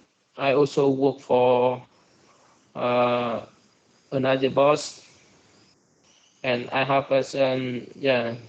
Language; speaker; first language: English; non-native, learner; Vietnamese